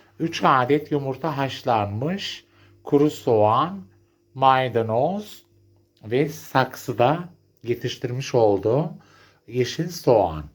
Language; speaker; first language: Turkish; native; Turkish